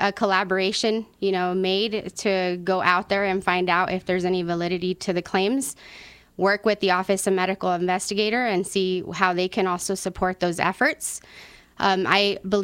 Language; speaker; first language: English; non-native, local second language; Spanish